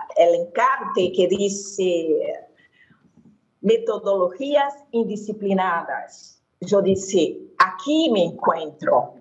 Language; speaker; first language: Spanish; non-native, fluent; Portuguese